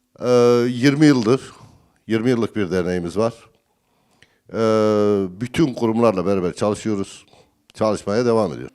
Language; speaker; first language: Turkish; native; Turkish